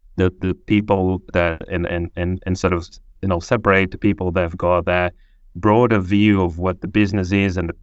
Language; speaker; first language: English; non-native, fluent; Portuguese